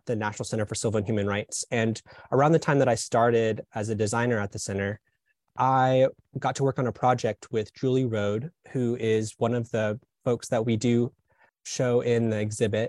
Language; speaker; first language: English; native; English